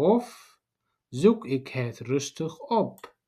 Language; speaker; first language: Dutch; non-native, learner; Tigrinya